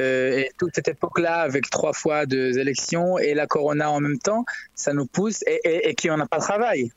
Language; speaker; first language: French; non-native, learner; Hebrew